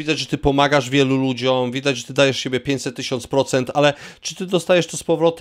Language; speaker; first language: Polish; native; Polish